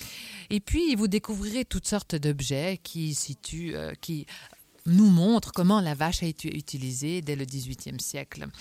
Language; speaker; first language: French; native; French